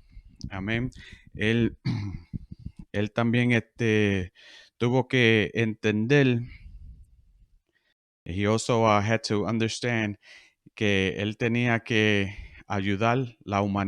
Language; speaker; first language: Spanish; early bilingual, heritage; Spanish